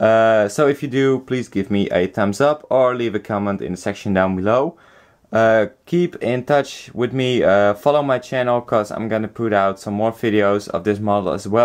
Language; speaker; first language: English; non-native, fluent; Dutch